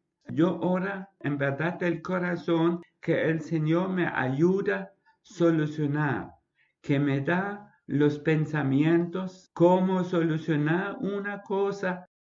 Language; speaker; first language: Spanish; non-native, fluent; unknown